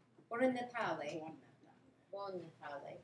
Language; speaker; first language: Italian; non-native, learner; English